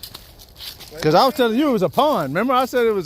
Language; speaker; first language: English; native; English